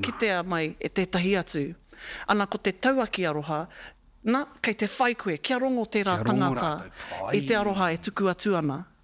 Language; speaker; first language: Māori; non-native, local second language; English